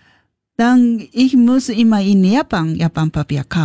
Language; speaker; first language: German; non-native, learner; Japanese